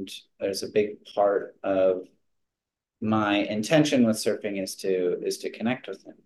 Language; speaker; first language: English; native; English